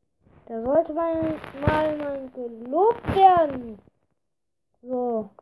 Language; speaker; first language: German; early bilingual, other home language; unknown